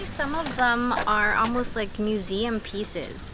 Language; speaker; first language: English; native; English